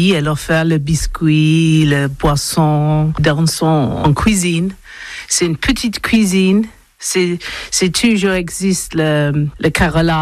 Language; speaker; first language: French; non-native, learner; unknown